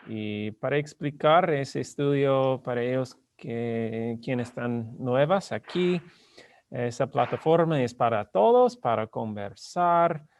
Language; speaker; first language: Spanish; non-native, learner; English